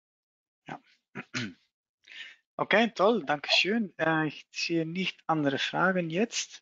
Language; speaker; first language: German; non-native, learner; Dutch